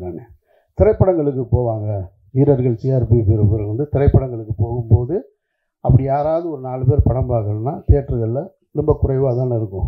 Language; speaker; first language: Tamil; native; Tamil